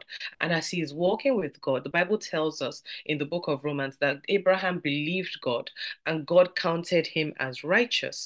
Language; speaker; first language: English; non-native, local second language; Yoruba